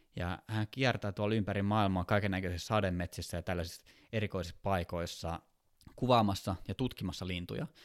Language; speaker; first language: Finnish; native; Finnish